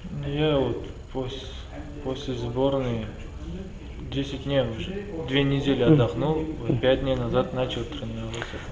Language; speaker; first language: Russian; non-native, local second language; Uzbek